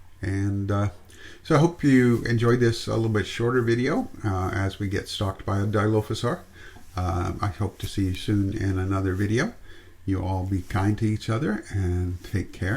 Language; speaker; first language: English; native; English